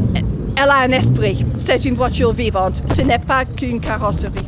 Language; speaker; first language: French; non-native, fluent; English